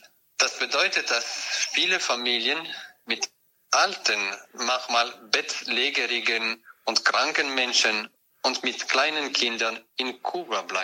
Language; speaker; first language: German; non-native, fluent; French